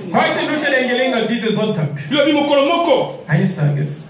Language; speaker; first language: German; non-native, learner; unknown